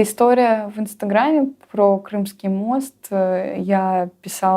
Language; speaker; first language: Russian; native; Russian